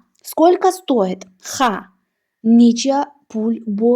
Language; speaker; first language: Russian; non-native, fluent; Uzbek